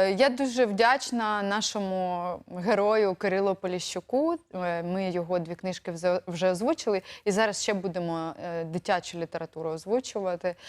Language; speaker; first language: Ukrainian; native; Ukrainian